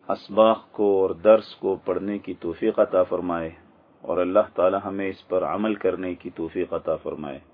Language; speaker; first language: Urdu; native; Urdu